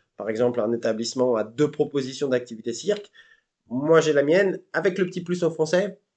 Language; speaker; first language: French; native; French